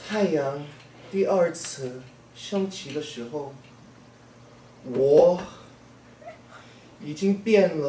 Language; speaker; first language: Chinese; non-native, learner; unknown